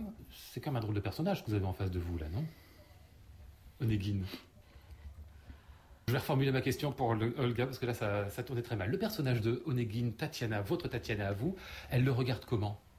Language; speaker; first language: French; native; French